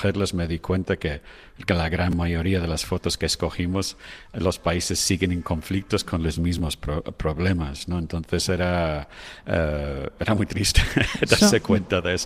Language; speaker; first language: Spanish; non-native, fluent; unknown